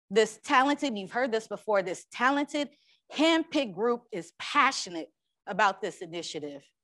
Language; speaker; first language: English; native; English